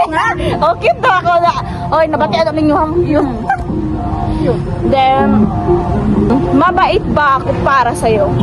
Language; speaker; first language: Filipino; non-native, local second language; Cebuano